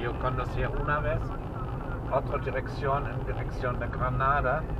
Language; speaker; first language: Spanish; non-native, learner; German